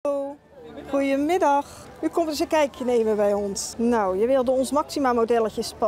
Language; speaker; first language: Dutch; native; Dutch